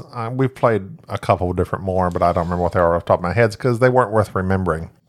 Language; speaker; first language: English; native; English